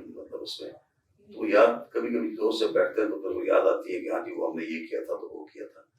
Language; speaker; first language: Urdu; non-native, local second language; Punjabi